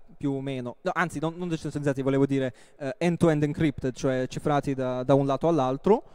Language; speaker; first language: Italian; non-native, fluent; Russian